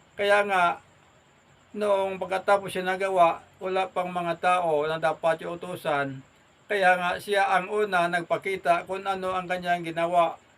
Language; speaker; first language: Filipino; non-native, local second language; Hiligaynon